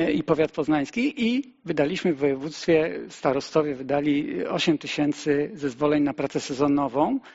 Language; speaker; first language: Polish; native; Polish